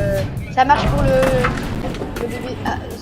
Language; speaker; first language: French; native; French